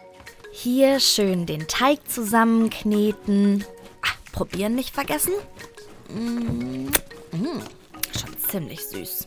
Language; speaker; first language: German; native; German